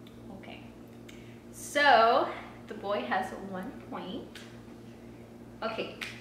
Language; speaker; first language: English; early bilingual, other home language; Spanish